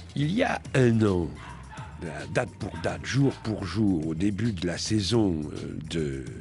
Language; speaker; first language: French; native; French